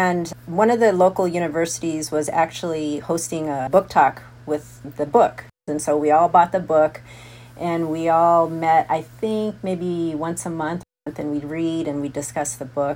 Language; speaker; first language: English; native; English